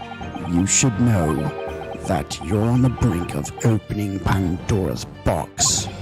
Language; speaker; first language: English; native; English